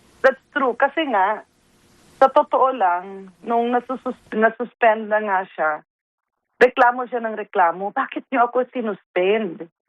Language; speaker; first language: Filipino; non-native, local second language; Waray